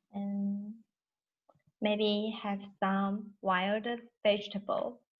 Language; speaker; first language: English; non-native, learner; Chinese